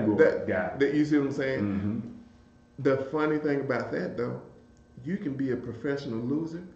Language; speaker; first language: English; native; English